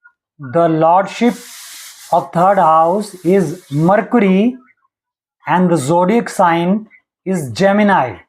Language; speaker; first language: English; non-native, local second language; Hindi